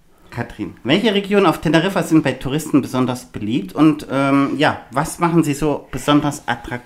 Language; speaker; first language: German; native; German